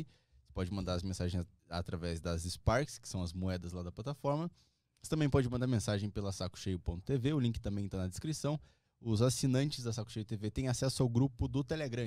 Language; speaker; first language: Portuguese; native; Portuguese